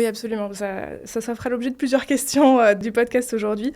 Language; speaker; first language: French; native; French